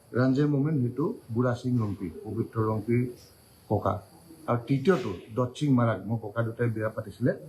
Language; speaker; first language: Assamese; non-native, local second language; Karbi